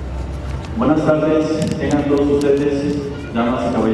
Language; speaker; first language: Spanish; native; Spanish